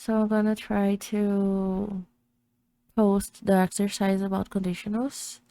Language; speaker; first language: English; non-native, fluent; Portuguese